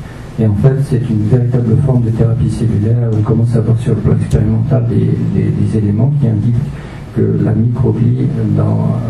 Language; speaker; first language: French; native; French